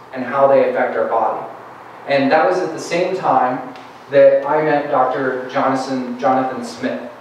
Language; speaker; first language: English; native; English